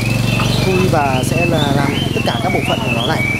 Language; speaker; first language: Vietnamese; native; Vietnamese